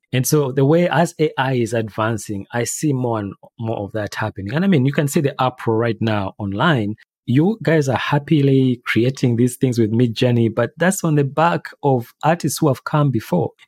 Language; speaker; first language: English; non-native, local second language; Ganda